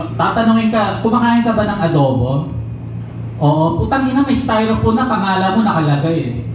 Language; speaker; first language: Filipino; native; Filipino